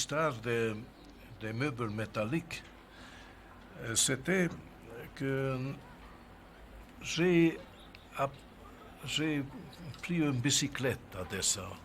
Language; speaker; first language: French; non-native, fluent; Hungarian